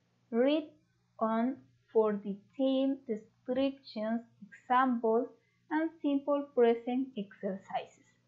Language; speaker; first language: English; non-native, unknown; Spanish